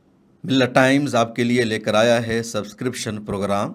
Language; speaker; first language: Urdu; native; Urdu